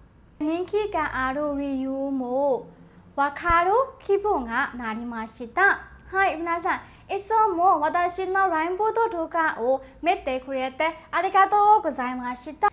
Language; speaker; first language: Japanese; non-native, learner; Burmese